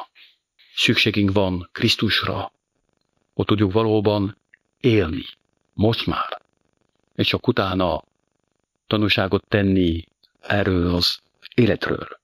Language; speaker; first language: Hungarian; non-native, fluent; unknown